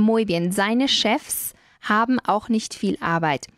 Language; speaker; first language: German; non-native, fluent; Spanish